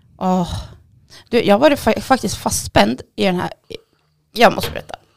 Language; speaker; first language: Swedish; native; Swedish